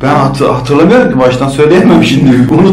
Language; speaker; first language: Turkish; native; Turkish